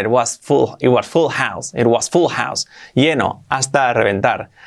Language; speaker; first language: English; non-native, fluent; Spanish